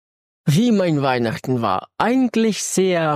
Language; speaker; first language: German; non-native, fluent; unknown